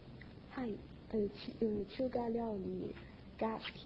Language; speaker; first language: Japanese; non-native, learner; Chinese